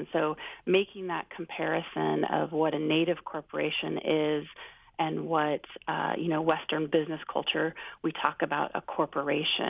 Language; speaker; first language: English; native; English